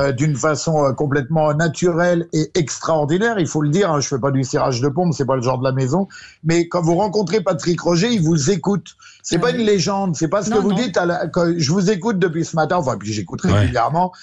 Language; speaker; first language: French; native; French